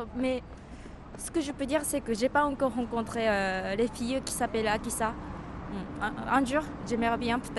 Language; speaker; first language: French; non-native, fluent; Japanese